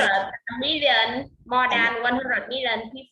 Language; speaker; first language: English; non-native, learner; Vietnamese